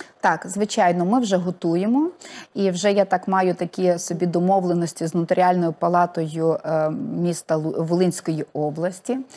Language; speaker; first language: Ukrainian; native; Ukrainian